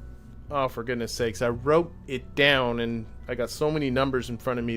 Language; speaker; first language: English; native; English